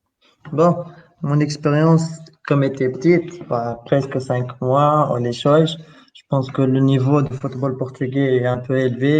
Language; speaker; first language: French; non-native, local second language; Arabic